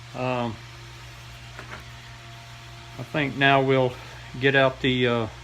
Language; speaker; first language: English; native; English